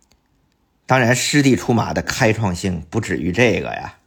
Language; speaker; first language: Chinese; native; Chinese